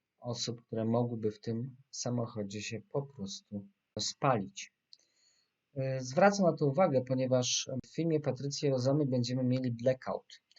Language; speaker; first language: Polish; native; Polish